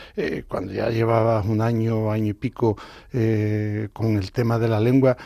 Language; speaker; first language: Spanish; native; Spanish